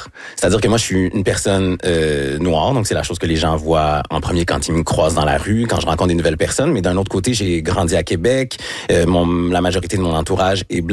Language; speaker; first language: French; native; French